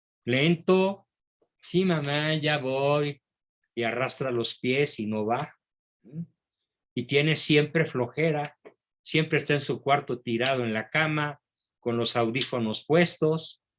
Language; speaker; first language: Spanish; native; Spanish